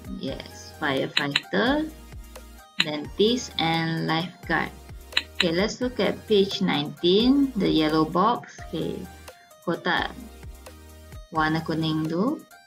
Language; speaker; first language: English; non-native, local second language; Malay